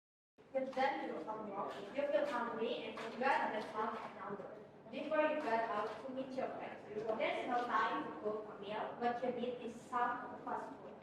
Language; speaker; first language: English; non-native, learner; Indonesian